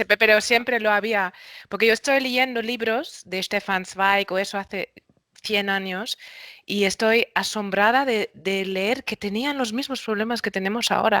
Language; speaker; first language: Spanish; non-native, fluent; German